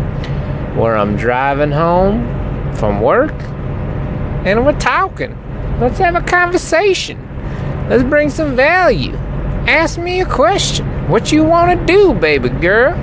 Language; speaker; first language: English; native; English